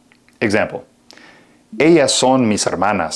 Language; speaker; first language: Spanish; non-native, fluent; English